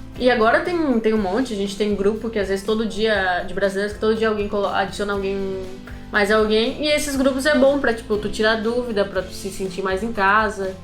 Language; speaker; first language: Portuguese; native; Portuguese